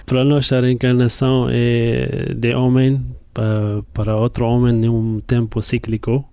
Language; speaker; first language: Portuguese; non-native, fluent; Arabic